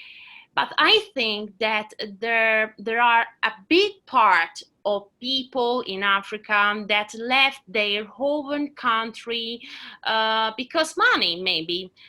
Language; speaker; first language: English; non-native, learner; Italian